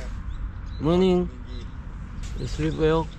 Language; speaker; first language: English; non-native, learner; Korean